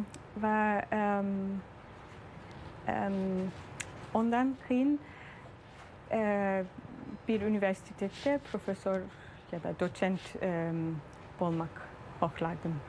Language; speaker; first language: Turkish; early bilingual, heritage; German